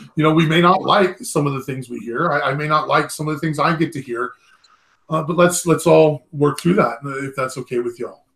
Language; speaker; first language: English; native; English